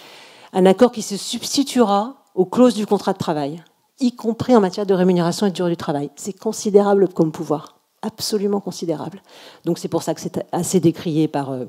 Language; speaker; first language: French; native; French